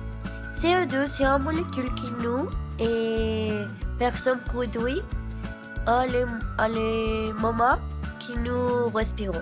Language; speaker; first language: French; non-native, learner; Spanish